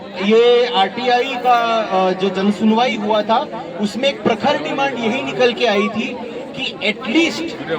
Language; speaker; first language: Hindi; native; Hindi